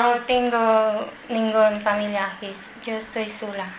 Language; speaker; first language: Spanish; non-native, learner; Filipino